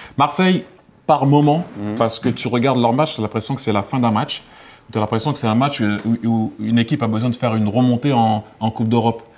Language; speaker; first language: French; native; French